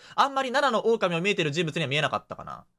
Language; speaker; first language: Japanese; native; Japanese